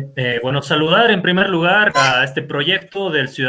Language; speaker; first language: Spanish; native; Spanish